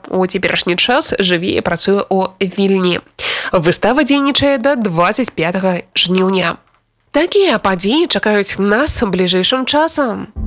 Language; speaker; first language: Belarusian; native; Belarusian